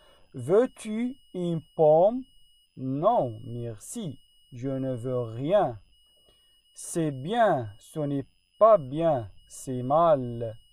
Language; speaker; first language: French; non-native, fluent; Arabic